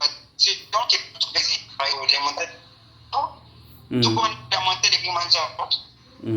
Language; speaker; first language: French; non-native, learner; Swahili